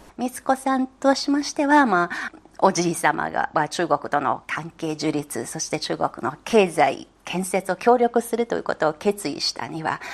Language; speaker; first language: Japanese; non-native, fluent; Chinese